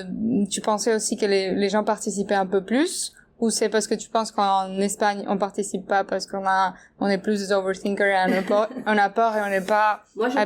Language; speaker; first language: French; non-native, fluent; Spanish